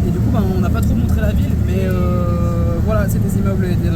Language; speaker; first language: French; native; French